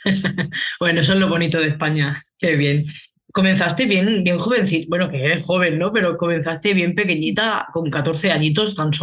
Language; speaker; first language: Spanish; native; Spanish